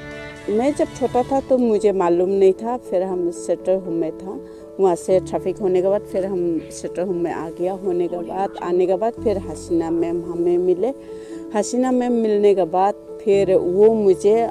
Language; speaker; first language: Hindi; non-native, local second language; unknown